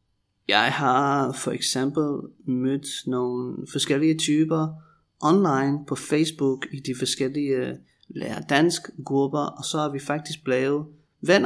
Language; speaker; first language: Danish; non-native, fluent; English